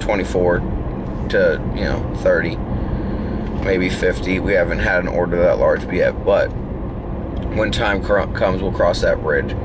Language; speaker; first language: English; native; English